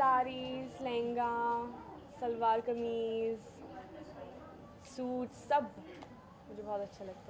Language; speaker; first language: Hindi; non-native, learner; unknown